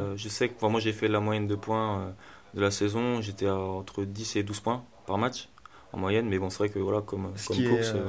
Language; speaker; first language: French; native; French